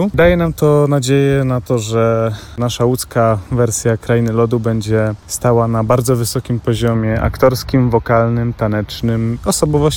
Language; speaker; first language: Polish; native; Polish